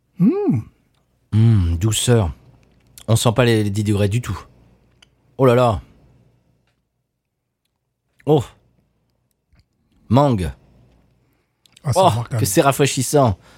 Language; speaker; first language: French; native; French